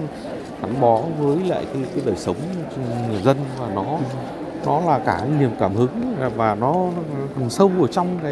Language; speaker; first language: Vietnamese; native; Vietnamese